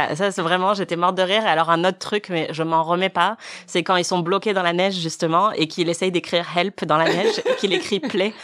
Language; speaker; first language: French; native; French